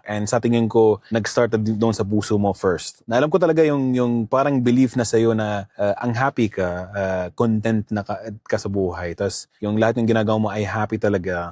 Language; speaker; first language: Filipino; early bilingual, heritage; Filipino